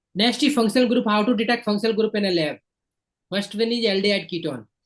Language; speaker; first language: English; non-native, local second language; Hindi